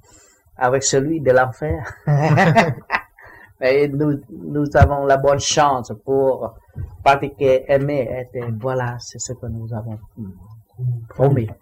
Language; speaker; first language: French; non-native, learner; Vietnamese